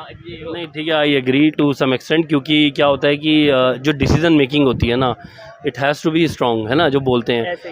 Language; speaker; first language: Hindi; native; Hindi